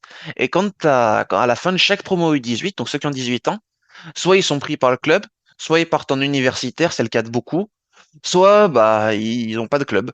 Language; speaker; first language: French; native; French